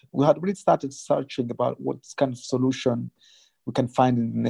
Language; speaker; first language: English; non-native, local second language; Kinyarwanda